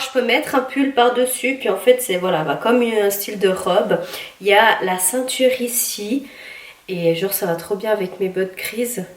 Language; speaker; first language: French; native; French